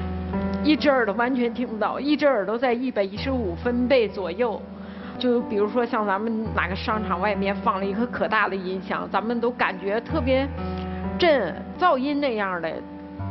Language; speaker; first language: Chinese; native; Chinese